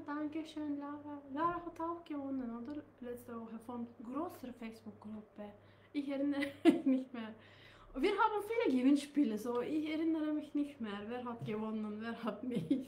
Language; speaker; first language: German; non-native, learner; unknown